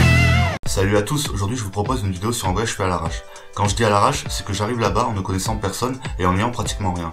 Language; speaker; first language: French; native; French